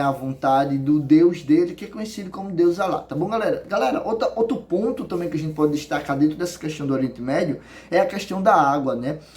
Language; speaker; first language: Portuguese; native; Portuguese